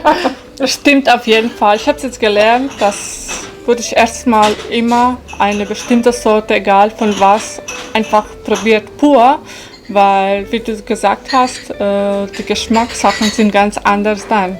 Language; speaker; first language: German; non-native, fluent; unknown